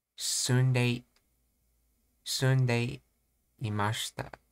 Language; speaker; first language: Japanese; non-native, learner; English